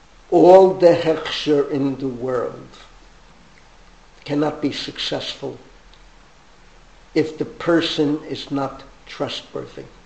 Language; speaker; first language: English; native; English